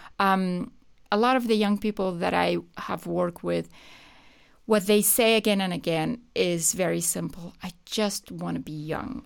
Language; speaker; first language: English; non-native, fluent; Persian